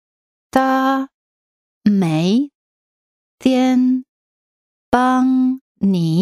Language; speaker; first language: Chinese; non-native, learner; English